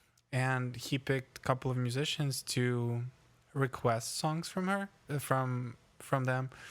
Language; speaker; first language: English; non-native, fluent; Ukrainian